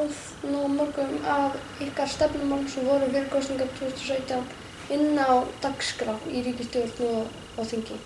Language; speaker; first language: Icelandic; native; Icelandic